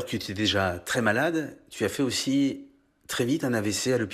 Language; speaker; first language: French; native; French